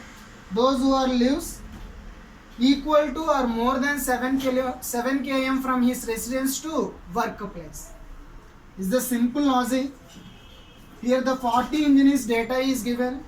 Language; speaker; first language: English; non-native, local second language; Telugu